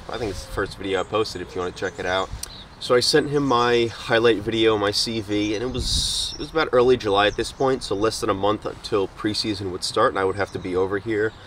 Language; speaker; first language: English; native; English